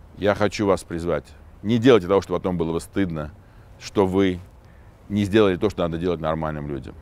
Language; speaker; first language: Russian; non-native, local second language; Armenian